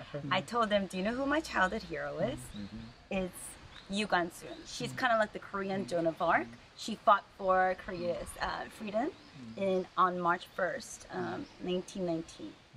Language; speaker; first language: English; early bilingual, other home language; Korean